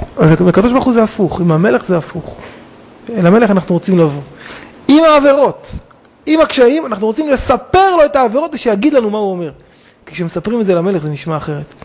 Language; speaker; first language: Hebrew; native; Hebrew